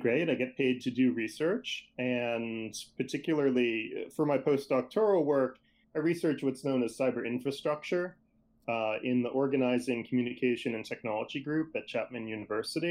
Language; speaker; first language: English; native; English